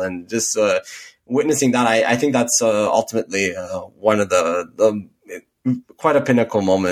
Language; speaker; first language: English; native; English